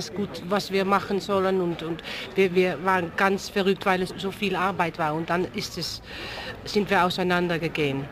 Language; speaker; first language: German; non-native, fluent; Dutch